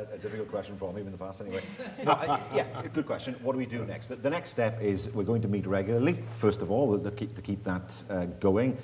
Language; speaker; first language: English; native; English